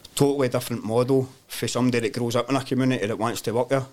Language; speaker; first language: English; native; English